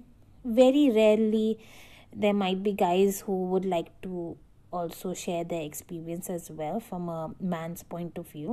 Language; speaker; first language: English; non-native, local second language; Hindi